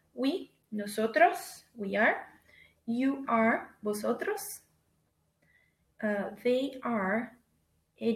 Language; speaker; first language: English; non-native, fluent; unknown